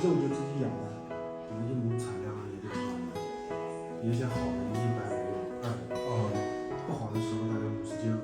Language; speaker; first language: Chinese; native; Chinese